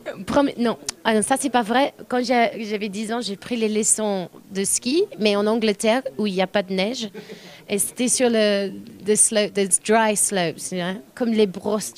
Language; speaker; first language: French; non-native, learner; English